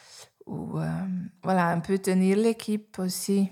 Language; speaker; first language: French; non-native, fluent; Hungarian